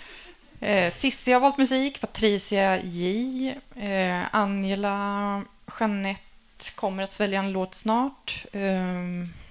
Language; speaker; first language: Swedish; native; Swedish